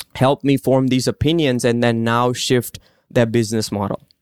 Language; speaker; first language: English; non-native, local second language; Gujarati